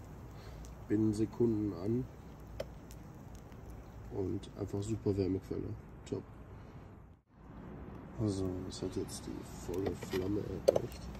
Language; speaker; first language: German; native; German